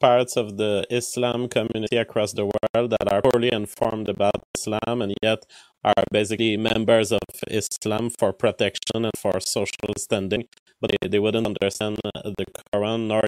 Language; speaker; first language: English; non-native, fluent; French